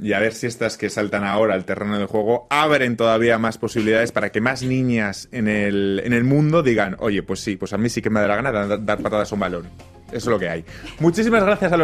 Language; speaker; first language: Spanish; native; Spanish